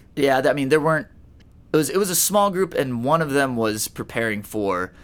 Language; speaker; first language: English; native; English